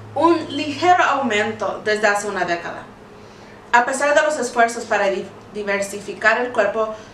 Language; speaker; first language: Spanish; early bilingual, heritage; Spanish